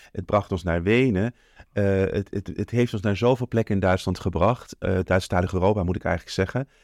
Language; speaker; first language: Dutch; native; Dutch